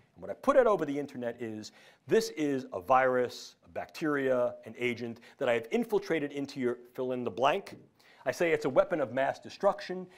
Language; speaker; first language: English; native; English